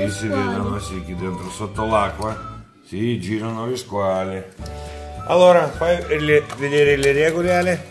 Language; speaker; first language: Italian; non-native, fluent; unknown